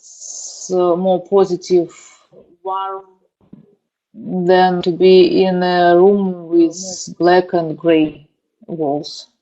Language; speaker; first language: English; non-native, learner; Russian